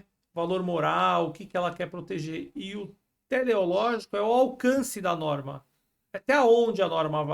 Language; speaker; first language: Portuguese; native; Portuguese